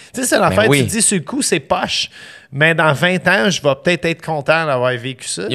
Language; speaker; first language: French; native; French